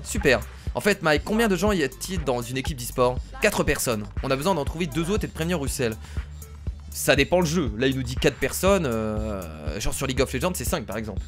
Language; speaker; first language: French; native; French